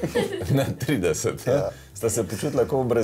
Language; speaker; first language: Slovenian; native; Slovenian